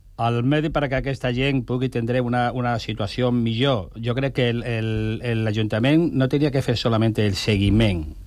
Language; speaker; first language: Catalan; non-native, local second language; Spanish